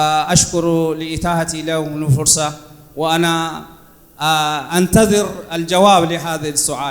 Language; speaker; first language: Arabic; non-native, fluent; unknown